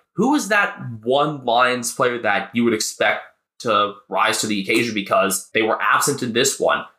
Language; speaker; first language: English; native; English